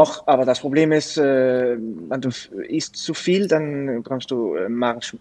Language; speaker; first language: German; non-native, learner; Danish